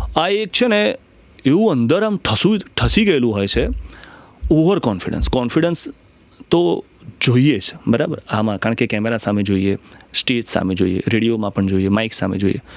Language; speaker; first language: Gujarati; non-native, local second language; Marathi